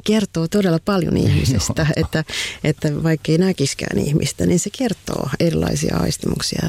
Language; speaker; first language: Finnish; native; Finnish